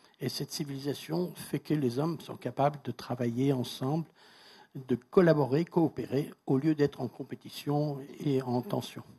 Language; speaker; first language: French; non-native, fluent; Persian